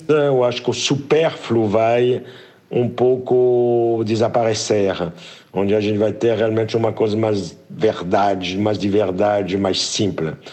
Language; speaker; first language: Portuguese; non-native, fluent; French